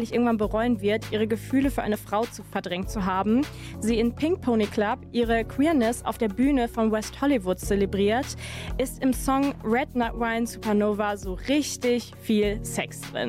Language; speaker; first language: German; native; German